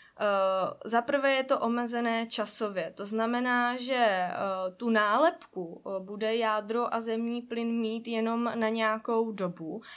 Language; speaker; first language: Czech; native; Czech